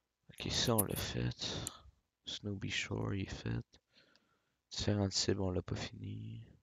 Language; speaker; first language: French; native; French